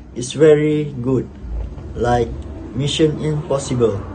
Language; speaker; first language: English; non-native, local second language; Malay